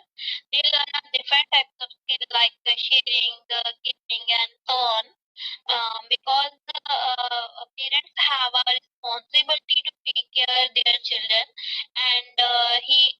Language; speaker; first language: English; non-native, learner; Punjabi